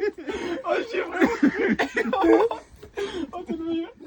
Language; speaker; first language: French; native; French